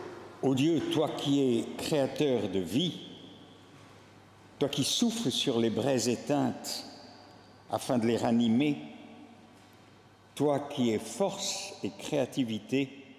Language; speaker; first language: French; native; French